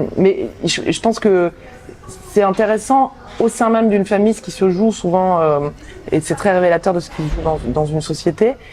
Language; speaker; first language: French; native; French